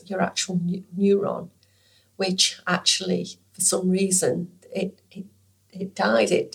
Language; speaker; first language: English; native; English